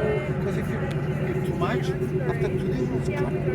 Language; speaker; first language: English; non-native, learner; Greek